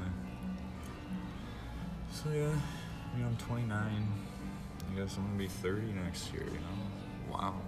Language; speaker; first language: English; native; English